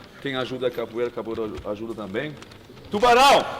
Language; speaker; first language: Portuguese; non-native, learner; German